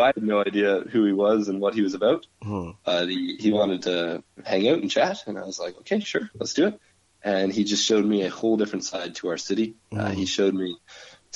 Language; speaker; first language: English; native; English